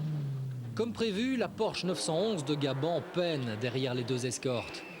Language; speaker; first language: French; native; French